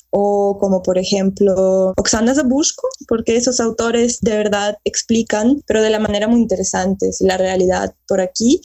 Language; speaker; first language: Spanish; early bilingual, other home language; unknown